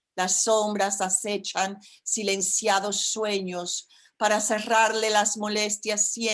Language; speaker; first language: Spanish; early bilingual, heritage; Spanish